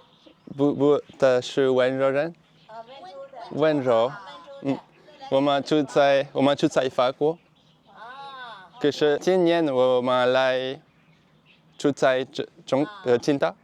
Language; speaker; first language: Chinese; non-native, learner; French